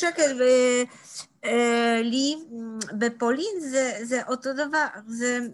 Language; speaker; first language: Hebrew; non-native, learner; Spanish